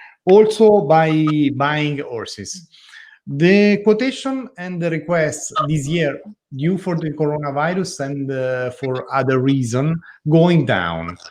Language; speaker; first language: English; non-native, learner; Italian